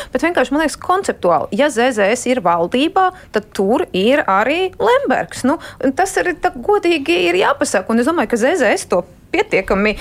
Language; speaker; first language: Latvian; non-native, local second language; Russian